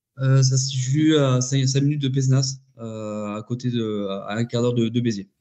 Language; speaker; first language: French; native; French